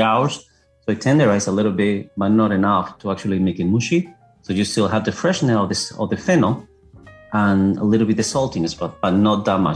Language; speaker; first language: English; non-native, fluent; Spanish